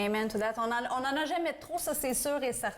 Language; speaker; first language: French; native; French